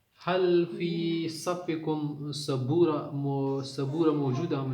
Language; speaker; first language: Arabic; non-native, fluent; Urdu